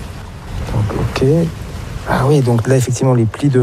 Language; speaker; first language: French; native; French